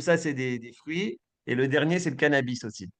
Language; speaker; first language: French; native; French